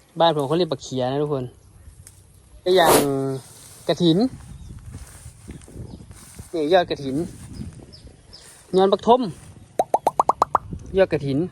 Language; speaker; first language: Thai; non-native, local second language; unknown